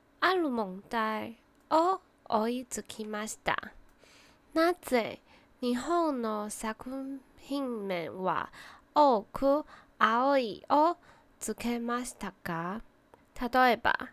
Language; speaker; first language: Japanese; non-native, learner; Chinese